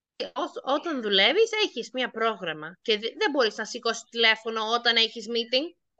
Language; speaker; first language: Greek; native; Greek